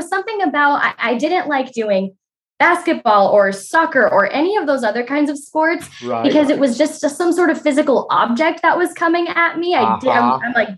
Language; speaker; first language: English; native; English